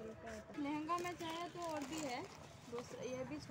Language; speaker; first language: Hindi; non-native, fluent; Bangla